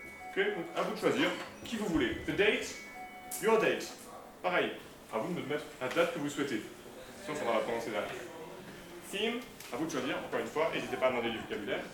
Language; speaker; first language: French; native; French